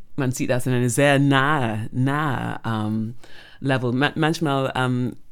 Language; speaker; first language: German; non-native, fluent; English